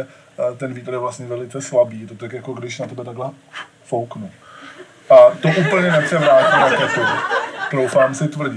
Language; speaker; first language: Czech; native; Czech